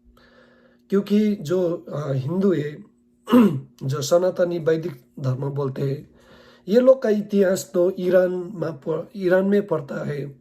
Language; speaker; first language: Hindi; non-native, learner; Nepali